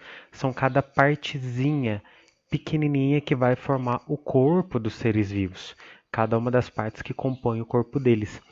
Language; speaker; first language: Portuguese; native; Portuguese